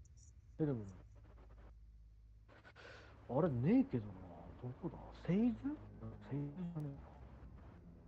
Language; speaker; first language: Japanese; native; Japanese